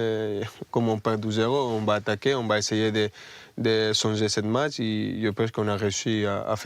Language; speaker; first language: French; non-native, fluent; Spanish